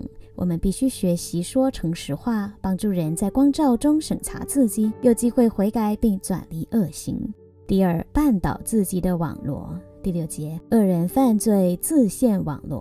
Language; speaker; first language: Chinese; native; Chinese